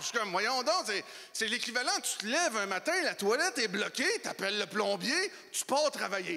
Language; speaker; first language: French; native; French